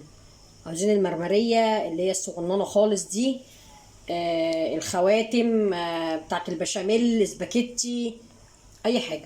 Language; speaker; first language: Arabic; native; Arabic